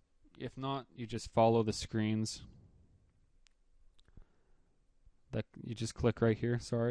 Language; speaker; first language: English; native; English